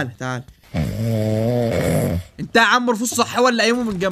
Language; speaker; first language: Arabic; native; Arabic